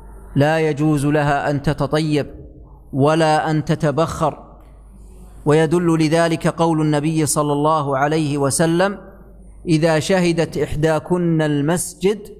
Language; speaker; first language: Arabic; native; Arabic